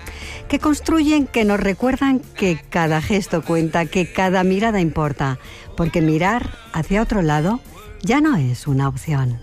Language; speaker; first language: Spanish; native; Spanish